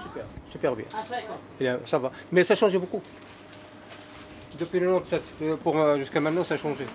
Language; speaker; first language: French; non-native, local second language; Berber languages